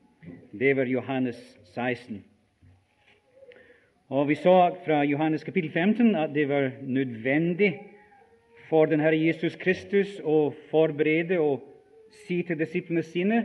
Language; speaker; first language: Norwegian; non-native, fluent; English